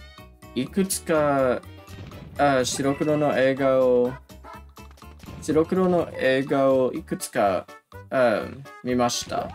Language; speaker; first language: Japanese; non-native, learner; English